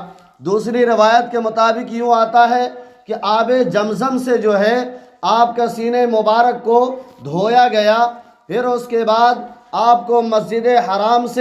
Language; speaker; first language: Urdu; native; Urdu